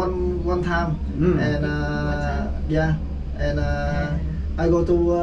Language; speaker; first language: English; non-native, learner; Vietnamese